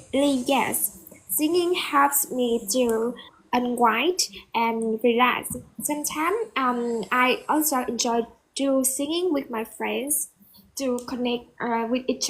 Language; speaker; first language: English; non-native, learner; Vietnamese